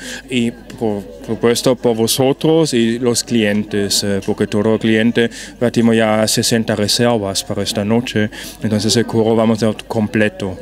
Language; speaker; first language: Spanish; non-native, fluent; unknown